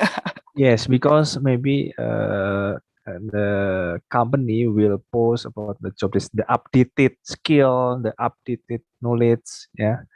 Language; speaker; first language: English; non-native, fluent; Indonesian